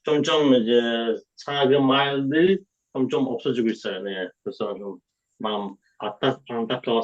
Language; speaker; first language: Korean; non-native, learner; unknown